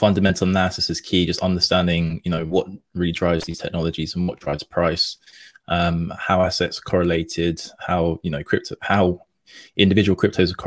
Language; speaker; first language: English; native; English